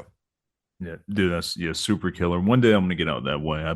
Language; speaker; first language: English; native; English